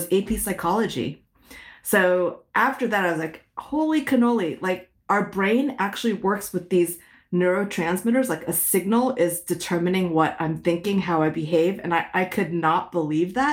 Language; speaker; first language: English; early bilingual, other home language; Min Nan Chinese